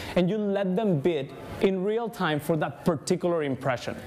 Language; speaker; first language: English; non-native, fluent; Spanish